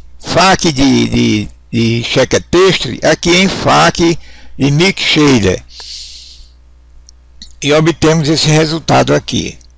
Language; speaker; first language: Portuguese; native; Portuguese